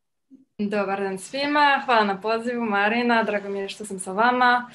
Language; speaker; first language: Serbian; non-native, fluent; French